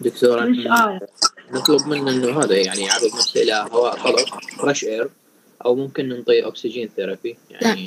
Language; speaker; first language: Arabic; native; Arabic